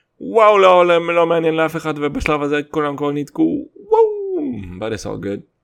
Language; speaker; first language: Hebrew; non-native, fluent; Russian